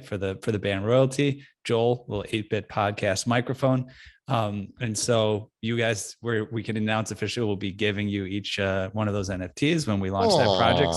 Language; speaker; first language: English; native; English